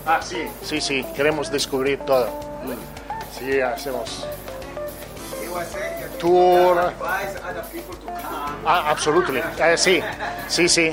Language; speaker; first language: Portuguese; non-native, learner; Italian